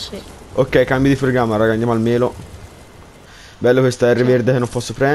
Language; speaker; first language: Italian; native; Italian